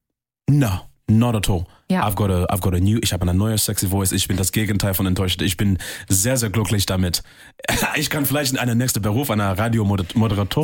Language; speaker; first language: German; non-native, fluent; English